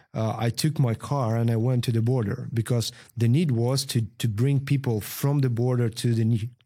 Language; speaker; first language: English; non-native, fluent; Ukrainian